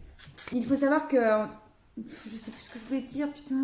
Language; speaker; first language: French; native; French